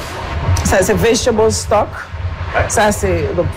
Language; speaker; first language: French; non-native, local second language; Haitian Creole